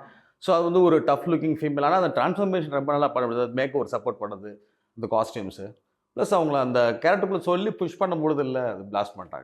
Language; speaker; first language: Tamil; native; Tamil